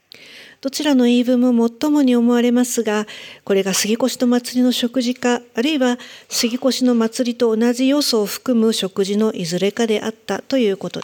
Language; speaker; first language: Japanese; native; Japanese